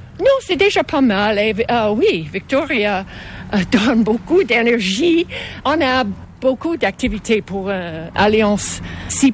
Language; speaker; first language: French; non-native, local second language; English